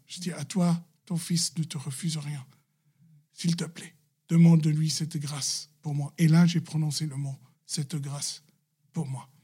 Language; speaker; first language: French; non-native, local second language; Arabic